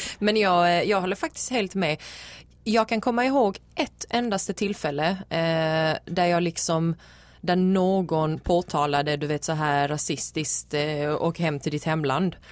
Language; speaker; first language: Swedish; early bilingual, other home language; Serbian